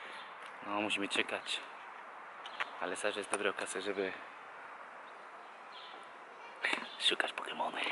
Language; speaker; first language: Polish; non-native, learner; Spanish